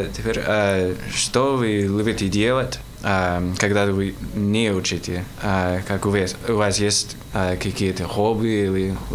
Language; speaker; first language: Russian; non-native, learner; English